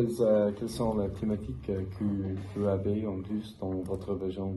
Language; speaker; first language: French; non-native, learner; English